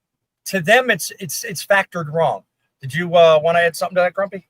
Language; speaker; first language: English; native; English